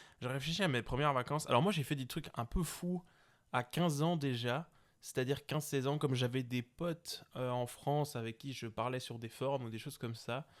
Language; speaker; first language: French; native; French